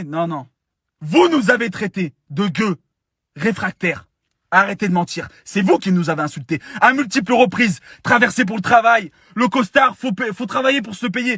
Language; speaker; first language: French; native; French